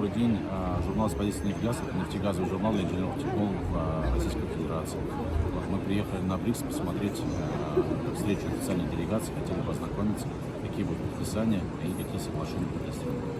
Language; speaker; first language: Russian; native; Russian